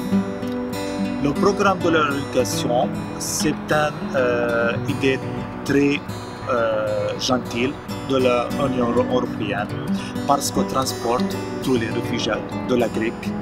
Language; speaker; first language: French; non-native, fluent; Arabic